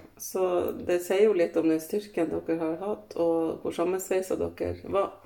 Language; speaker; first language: Norwegian; native; Norwegian